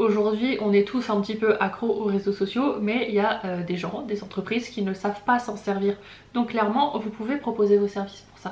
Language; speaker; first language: French; native; French